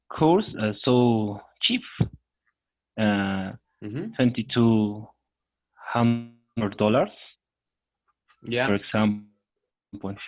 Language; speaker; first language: English; non-native, learner; Spanish